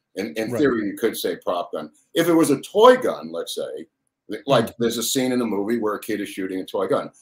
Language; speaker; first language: English; native; English